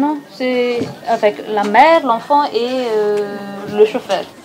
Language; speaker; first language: French; non-native, local second language; Malagasy